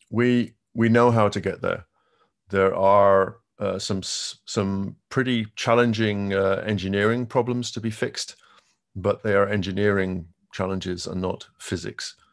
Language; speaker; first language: English; native; English